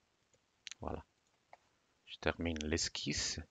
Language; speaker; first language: French; non-native, fluent; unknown